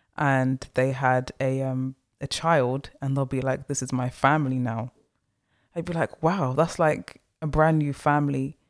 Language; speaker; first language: English; native; English